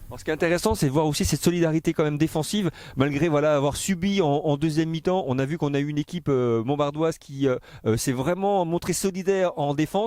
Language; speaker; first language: French; native; French